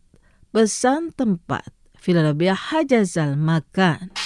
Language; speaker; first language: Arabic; non-native, fluent; Indonesian